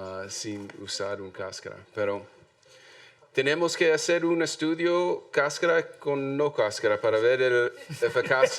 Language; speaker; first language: Spanish; non-native, learner; English